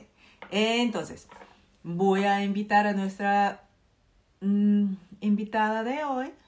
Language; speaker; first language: Spanish; non-native, fluent; Korean